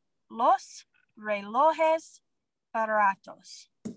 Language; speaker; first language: Spanish; non-native, learner; English